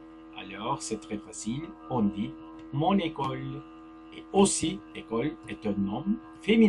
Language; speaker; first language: French; non-native, fluent; Turkish